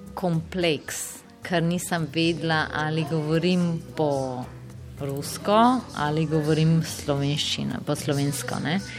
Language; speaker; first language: Slovenian; non-native, fluent; Georgian